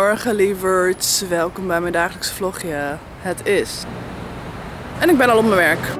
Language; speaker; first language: Dutch; native; Dutch